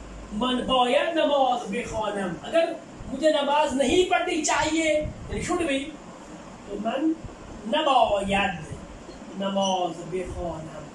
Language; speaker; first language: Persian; non-native, fluent; Urdu